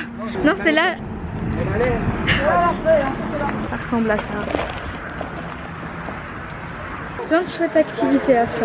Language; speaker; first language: French; native; French